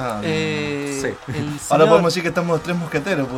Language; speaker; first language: Spanish; native; Spanish